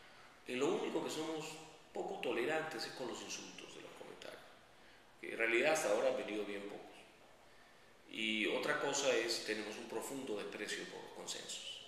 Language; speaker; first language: Spanish; native; Spanish